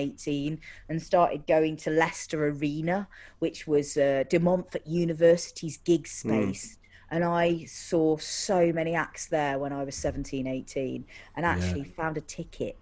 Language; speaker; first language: English; native; English